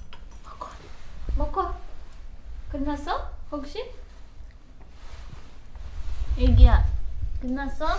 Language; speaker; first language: Korean; non-native, fluent; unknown